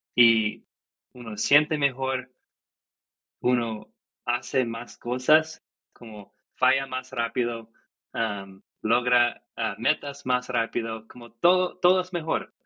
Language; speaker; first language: Spanish; non-native, fluent; English